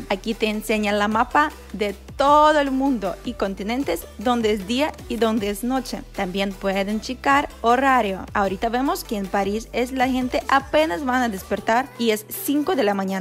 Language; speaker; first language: Spanish; non-native, fluent; Ukrainian